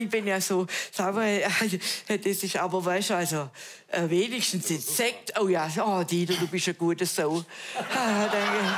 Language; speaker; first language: German; native; German